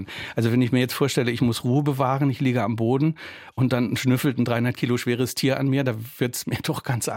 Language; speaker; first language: German; native; German